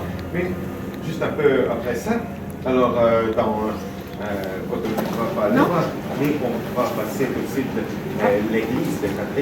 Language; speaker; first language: French; non-native, fluent; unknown